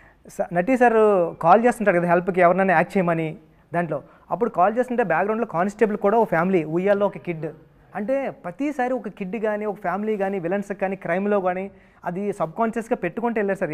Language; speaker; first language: Telugu; native; Telugu